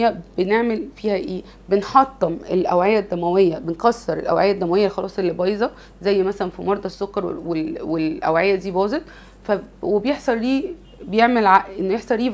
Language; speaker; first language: Arabic; native; Arabic